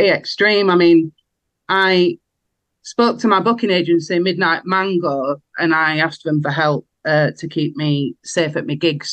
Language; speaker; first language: English; native; English